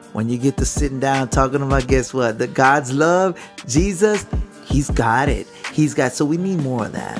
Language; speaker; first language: English; early bilingual, other home language; Spanish